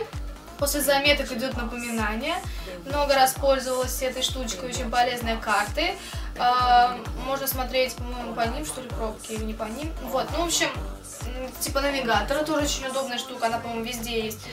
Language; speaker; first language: Russian; native; Russian